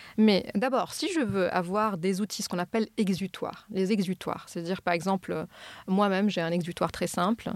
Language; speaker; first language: French; non-native, local second language; Arabic